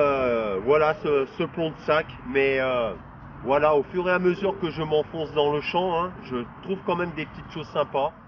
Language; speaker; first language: French; native; French